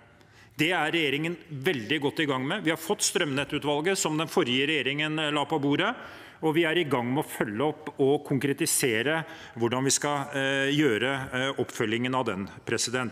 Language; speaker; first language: Norwegian; native; Norwegian